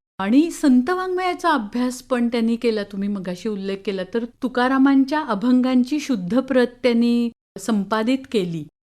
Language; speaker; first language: Marathi; native; Marathi